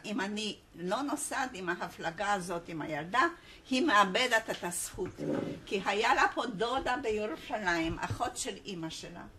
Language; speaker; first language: Hebrew; non-native, fluent; Polish